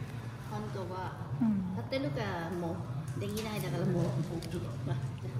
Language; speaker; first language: Japanese; non-native, fluent; Thai